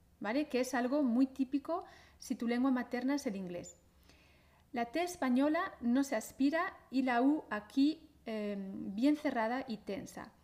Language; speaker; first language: Spanish; native; Spanish